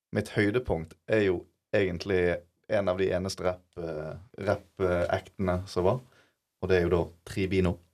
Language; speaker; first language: Norwegian; native; Norwegian